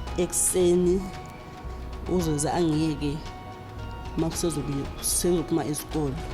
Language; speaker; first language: Zulu; non-native, local second language; Xhosa